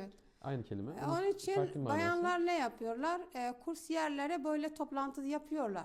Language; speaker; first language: Turkish; non-native, learner; Arabic